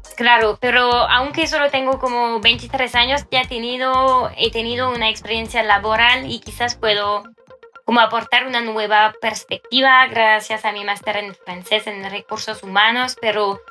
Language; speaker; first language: Spanish; non-native, fluent; French